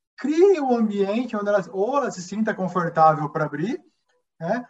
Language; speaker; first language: Portuguese; native; Portuguese